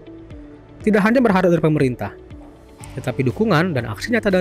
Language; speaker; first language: Indonesian; native; Indonesian